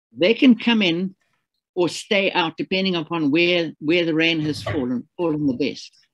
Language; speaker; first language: English; native; English